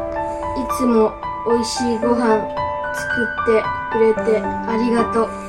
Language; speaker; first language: Japanese; non-native, learner; Filipino